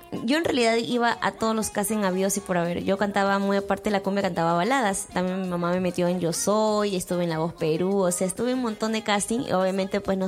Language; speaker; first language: Spanish; native; Spanish